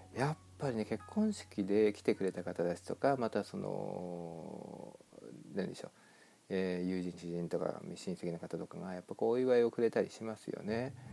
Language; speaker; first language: Japanese; native; Japanese